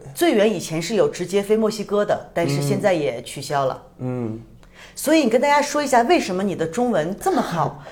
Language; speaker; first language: Chinese; native; Chinese